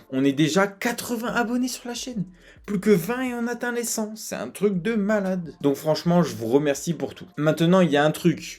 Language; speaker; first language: French; native; French